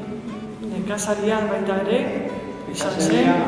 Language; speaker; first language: Basque; non-native, local second language; Spanish